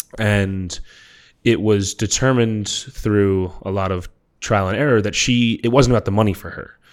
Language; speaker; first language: English; native; English